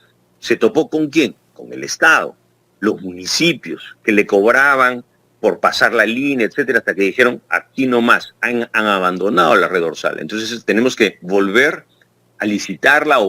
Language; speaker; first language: Spanish; native; Spanish